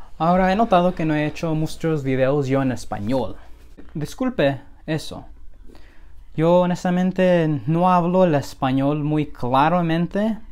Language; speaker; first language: Spanish; early bilingual, heritage; Spanish